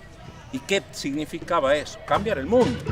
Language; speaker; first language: Spanish; native; Spanish